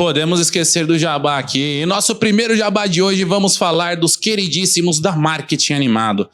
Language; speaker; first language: Portuguese; native; Portuguese